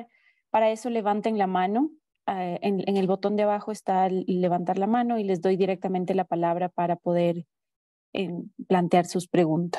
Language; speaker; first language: Spanish; native; Spanish